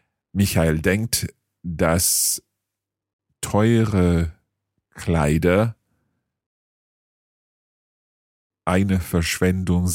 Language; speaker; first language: German; non-native, learner; English